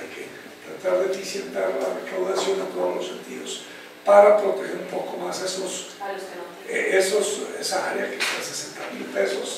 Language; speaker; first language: Spanish; native; Spanish